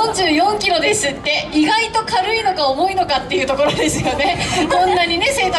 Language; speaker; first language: Japanese; native; Japanese